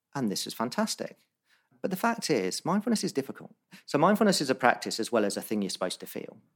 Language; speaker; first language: English; native; English